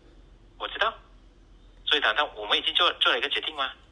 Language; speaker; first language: Chinese; native; Chinese